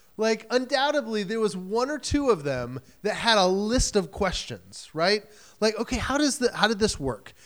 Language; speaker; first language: English; native; English